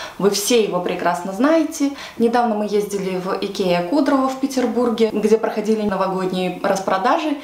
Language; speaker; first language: Russian; native; Russian